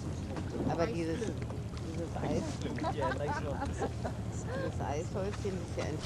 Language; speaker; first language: German; non-native, learner; English